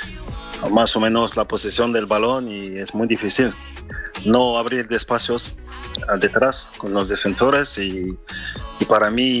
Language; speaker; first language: Spanish; non-native, fluent; French